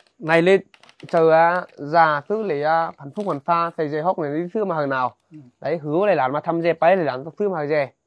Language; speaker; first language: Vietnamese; non-native, local second language; Hmong